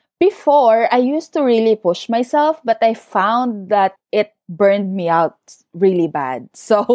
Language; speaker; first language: English; non-native, local second language; Filipino